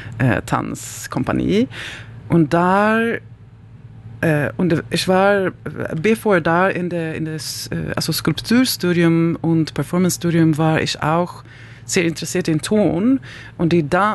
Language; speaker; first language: German; non-native, learner; Swedish